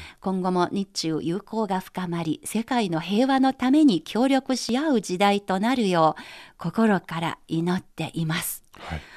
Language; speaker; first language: Japanese; non-native, fluent; Chinese